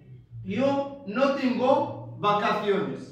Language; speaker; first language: Spanish; non-native, fluent; Arabic